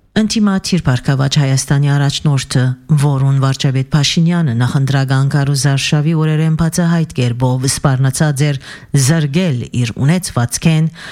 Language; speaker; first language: Armenian; early bilingual, heritage; Armenian